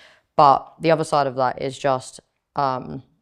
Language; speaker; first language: English; native; English